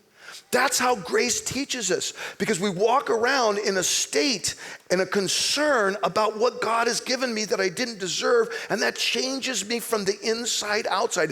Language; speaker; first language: English; native; English